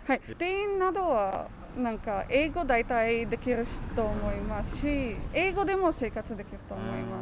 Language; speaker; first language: Japanese; non-native, learner; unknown